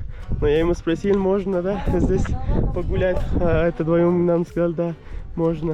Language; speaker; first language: Russian; non-native, learner; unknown